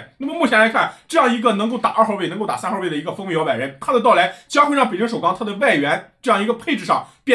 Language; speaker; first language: Chinese; native; Chinese